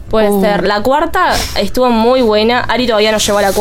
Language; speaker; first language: Spanish; native; Spanish